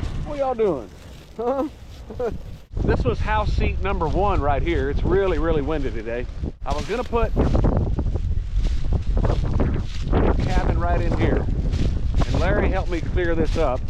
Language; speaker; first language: English; native; English